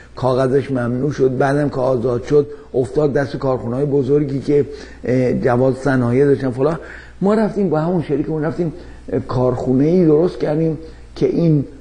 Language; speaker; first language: Persian; native; Persian